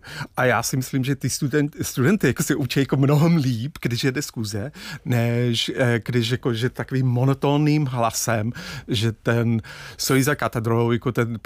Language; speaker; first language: Czech; non-native, fluent; English